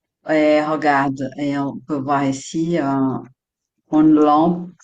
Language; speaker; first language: French; non-native, fluent; Portuguese